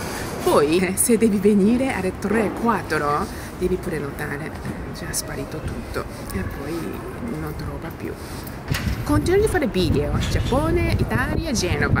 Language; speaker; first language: Italian; non-native, learner; Japanese